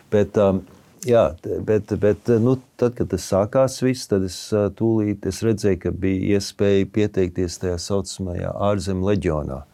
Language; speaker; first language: Latvian; early bilingual, heritage; Latvian